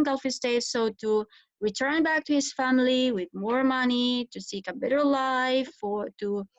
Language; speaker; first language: English; non-native, fluent; Arabic